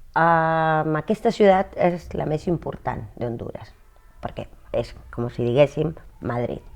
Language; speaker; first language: Catalan; non-native, fluent; Spanish